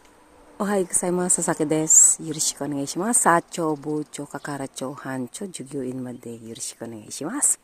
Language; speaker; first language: Japanese; non-native, learner; Filipino